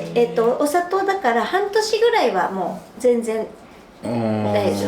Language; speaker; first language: Japanese; native; Japanese